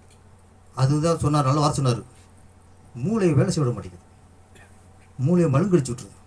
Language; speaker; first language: Tamil; native; Tamil